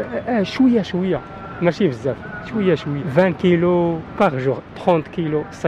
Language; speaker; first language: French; non-native, learner; Arabic